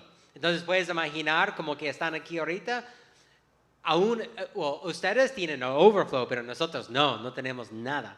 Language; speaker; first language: Spanish; non-native, fluent; English